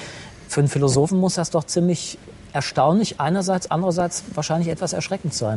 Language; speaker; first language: German; native; German